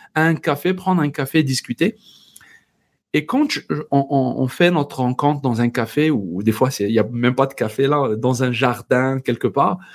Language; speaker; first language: French; non-native, local second language; Berber languages